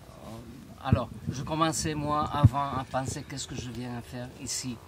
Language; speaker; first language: French; non-native, fluent; Italian